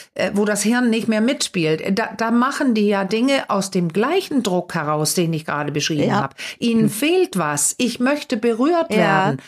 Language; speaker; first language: German; non-native, fluent; Danish